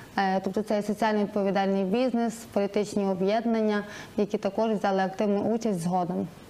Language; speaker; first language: Ukrainian; native; Ukrainian